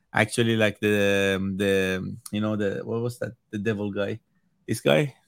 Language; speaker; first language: English; non-native, fluent; Persian